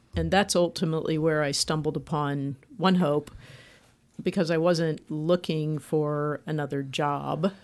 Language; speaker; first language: English; native; English